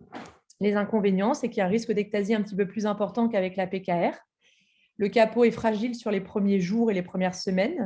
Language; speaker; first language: French; native; French